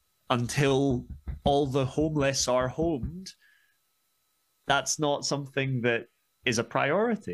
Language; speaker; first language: English; native; English